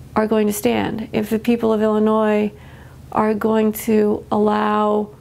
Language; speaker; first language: English; native; English